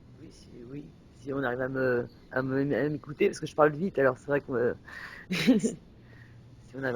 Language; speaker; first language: French; native; French